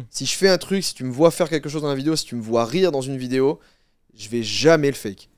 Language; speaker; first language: French; native; French